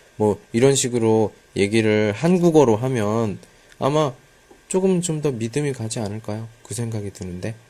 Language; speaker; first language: Korean; native; Korean